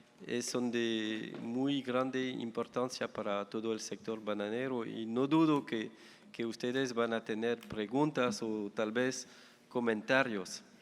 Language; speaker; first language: Spanish; non-native, fluent; French